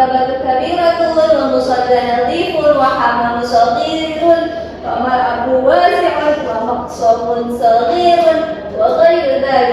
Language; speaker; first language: Arabic; non-native, learner; Indonesian